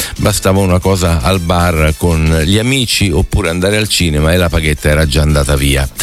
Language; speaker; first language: Italian; native; Italian